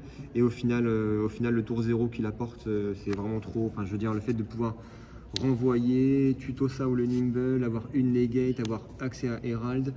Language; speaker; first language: French; native; French